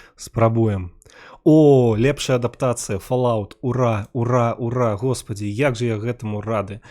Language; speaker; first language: Belarusian; non-native, local second language; Russian